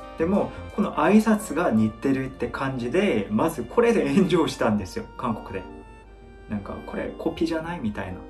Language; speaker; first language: Japanese; non-native, fluent; Korean